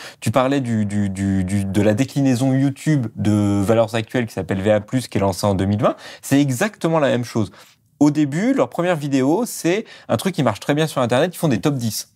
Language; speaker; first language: French; native; French